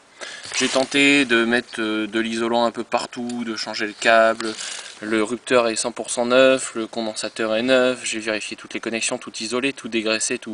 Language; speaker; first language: French; native; French